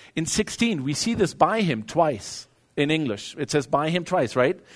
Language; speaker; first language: English; non-native, fluent; German